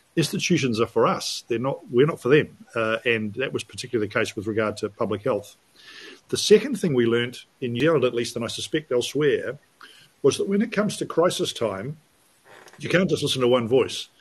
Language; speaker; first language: English; native; English